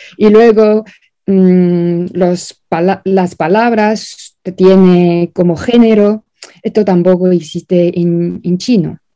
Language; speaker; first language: Spanish; non-native, fluent; Chinese